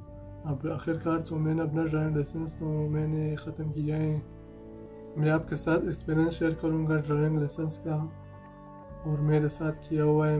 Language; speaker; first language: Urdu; non-native, fluent; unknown